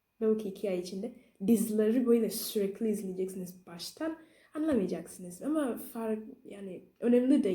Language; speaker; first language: Turkish; non-native, learner; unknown